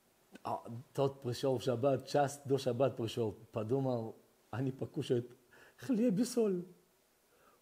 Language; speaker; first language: Russian; early bilingual, heritage; Russian